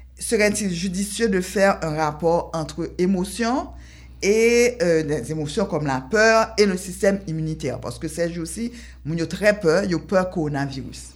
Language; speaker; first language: French; non-native, local second language; Haitian Creole